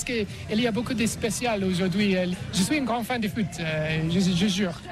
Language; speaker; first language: French; non-native, learner; English